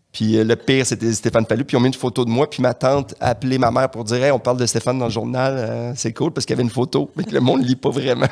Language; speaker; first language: French; native; French